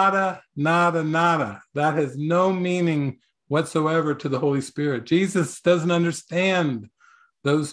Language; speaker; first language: English; native; English